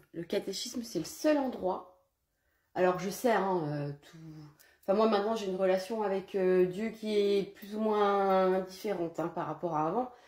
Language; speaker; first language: French; early bilingual, other home language; Portuguese